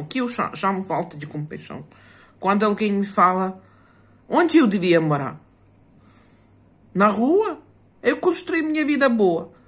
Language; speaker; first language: Portuguese; non-native, fluent; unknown